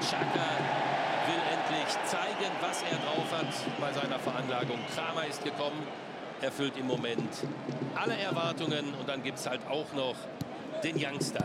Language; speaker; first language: German; native; German